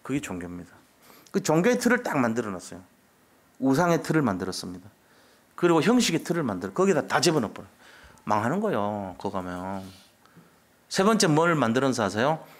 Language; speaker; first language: Korean; native; Korean